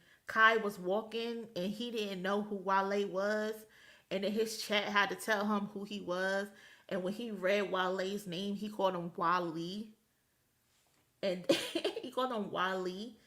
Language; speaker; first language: English; native; English